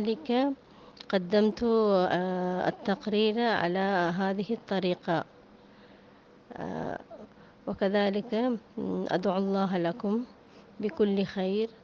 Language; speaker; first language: Arabic; non-native, fluent; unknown